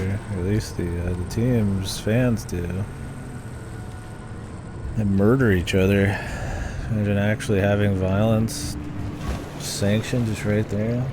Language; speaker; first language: English; native; English